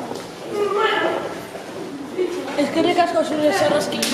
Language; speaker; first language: Basque; non-native, local second language; Spanish